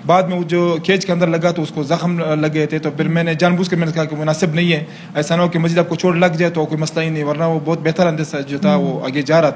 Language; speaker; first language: Urdu; native; Urdu